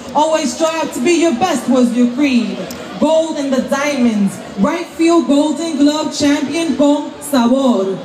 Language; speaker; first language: English; early bilingual, other home language; Spanish